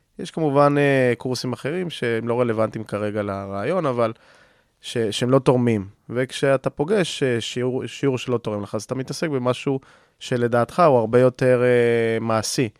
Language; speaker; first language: Hebrew; non-native, fluent; Spanish